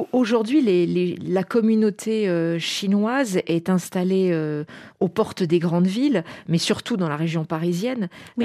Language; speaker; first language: French; native; French